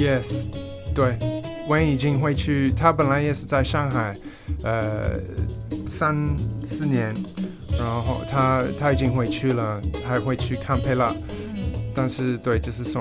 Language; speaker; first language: Chinese; non-native, fluent; English